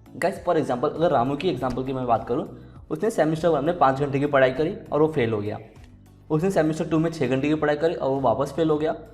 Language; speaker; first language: Hindi; native; Hindi